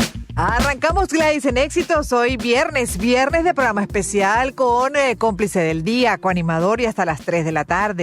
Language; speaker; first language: Spanish; native; Spanish